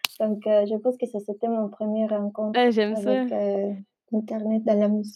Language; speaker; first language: French; non-native, fluent; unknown